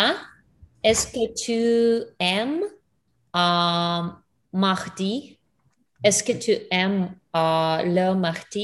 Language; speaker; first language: French; non-native, learner; English